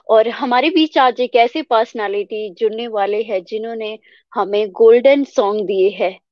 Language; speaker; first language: Hindi; native; Hindi